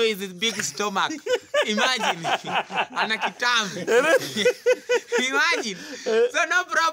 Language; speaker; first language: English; non-native, learner; Swahili